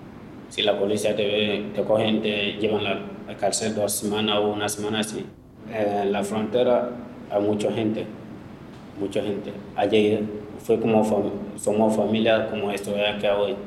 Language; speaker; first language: Spanish; non-native, learner; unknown